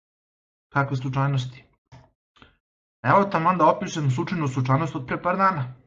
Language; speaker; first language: Bosnian; native; Bosnian